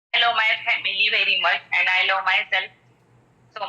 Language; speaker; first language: English; non-native, learner; Marathi